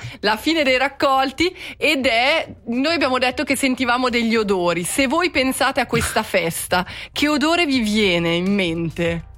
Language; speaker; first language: Italian; native; Italian